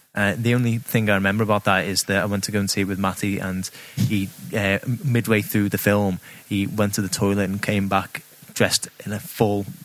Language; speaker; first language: English; native; English